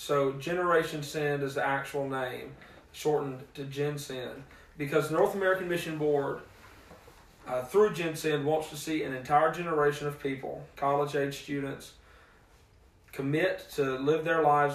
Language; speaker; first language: English; native; English